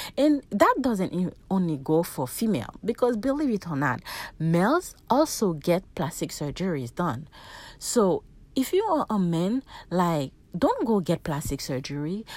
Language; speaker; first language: English; non-native, fluent; Haitian Creole